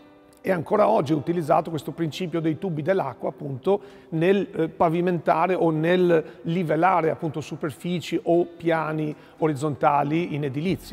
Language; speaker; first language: Italian; native; Italian